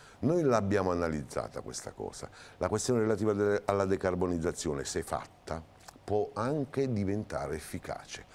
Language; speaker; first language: Italian; native; Italian